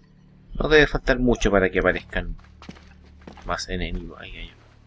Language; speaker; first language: Spanish; native; Spanish